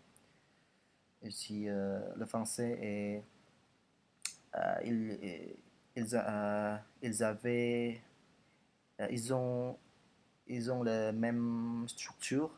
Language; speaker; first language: French; non-native, learner; Indonesian